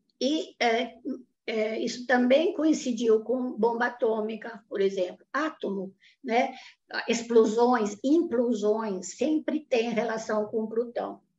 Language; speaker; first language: Portuguese; non-native, fluent; Italian